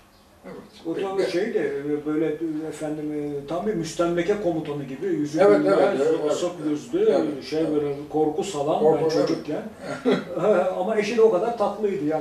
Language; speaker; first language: Turkish; native; Turkish